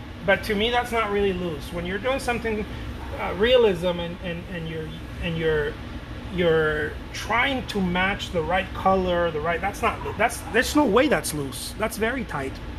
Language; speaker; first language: English; non-native, fluent; Spanish